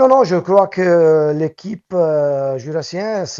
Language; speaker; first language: French; non-native, local second language; Italian